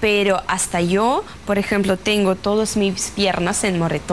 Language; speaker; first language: Spanish; non-native, fluent; Russian